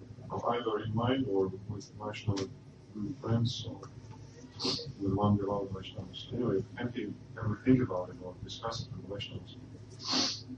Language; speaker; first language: English; non-native, fluent; Russian